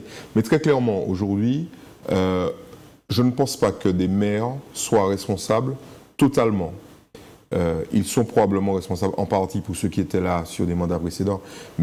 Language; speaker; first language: French; native; French